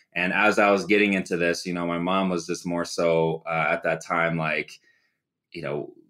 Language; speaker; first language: English; native; English